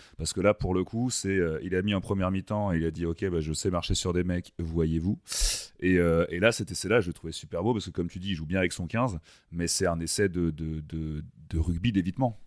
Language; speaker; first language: French; native; French